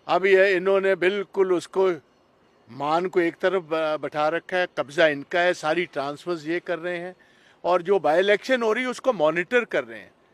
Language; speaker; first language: Hindi; non-native, local second language; Punjabi